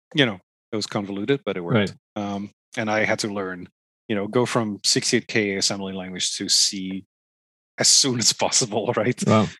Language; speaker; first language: English; non-native, fluent; Dutch